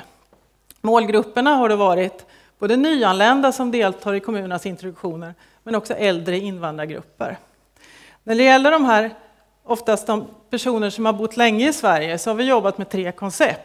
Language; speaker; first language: Swedish; native; Swedish